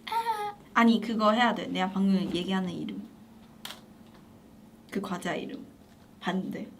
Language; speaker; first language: Korean; non-native, fluent; Chinese